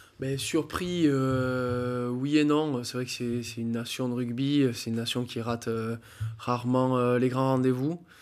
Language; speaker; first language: French; native; French